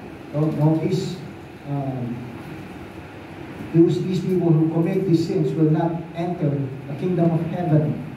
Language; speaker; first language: English; non-native, local second language; Filipino